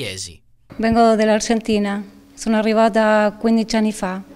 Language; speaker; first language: Italian; non-native, fluent; Spanish